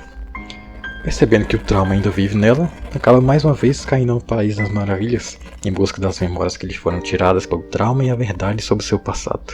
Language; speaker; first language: Portuguese; native; Portuguese